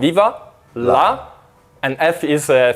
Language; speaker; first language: English; non-native, fluent; Italian